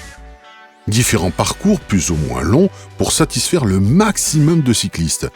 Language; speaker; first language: French; native; French